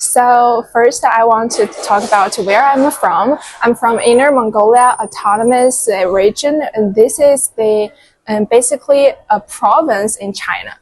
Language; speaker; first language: English; non-native, fluent; Chinese